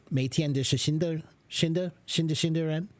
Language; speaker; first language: Chinese; non-native, learner; English